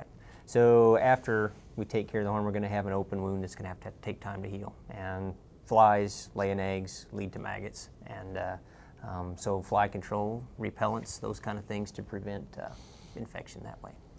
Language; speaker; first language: English; native; English